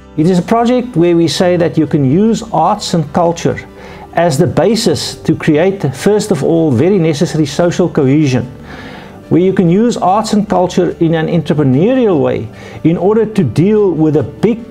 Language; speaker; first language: English; non-native, local second language; Afrikaans